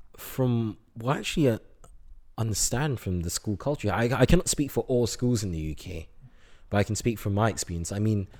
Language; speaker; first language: English; native; English